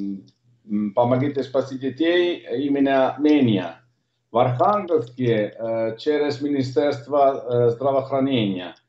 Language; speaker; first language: Russian; non-native, learner; Italian